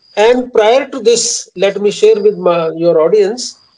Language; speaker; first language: English; non-native, local second language; Punjabi